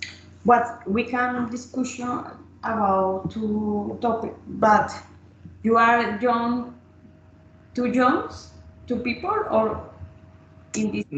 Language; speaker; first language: English; non-native, learner; Spanish